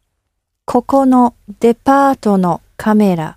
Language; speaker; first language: Japanese; non-native, learner; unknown